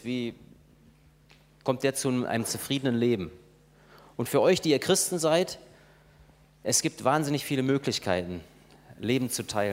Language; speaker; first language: German; native; German